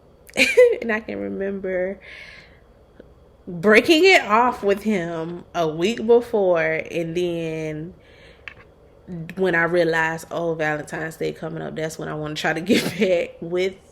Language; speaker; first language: English; native; English